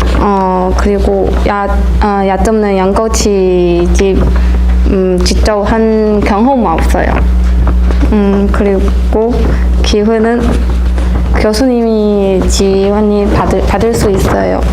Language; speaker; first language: Korean; non-native, learner; Chinese